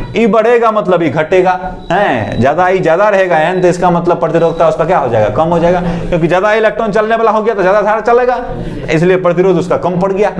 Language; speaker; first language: Hindi; native; Hindi